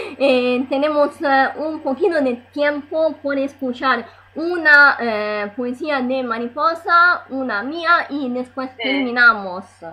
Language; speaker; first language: Spanish; non-native, learner; Italian